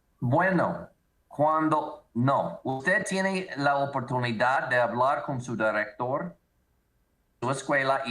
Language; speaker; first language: Spanish; non-native, learner; English